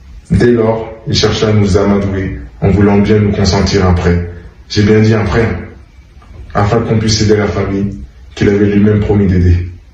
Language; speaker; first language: French; native; French